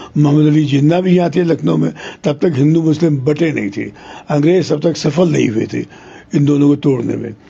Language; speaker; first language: Hindi; non-native, local second language; Telugu